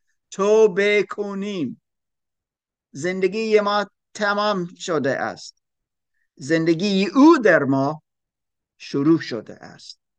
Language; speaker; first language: Persian; non-native, fluent; German